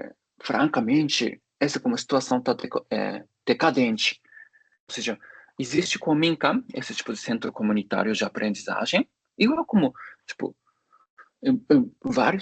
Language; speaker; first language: Portuguese; non-native, fluent; Japanese